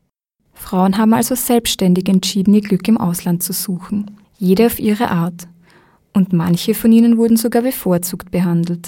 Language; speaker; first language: German; native; German